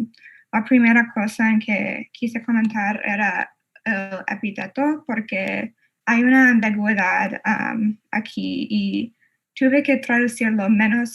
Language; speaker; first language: Spanish; non-native, fluent; English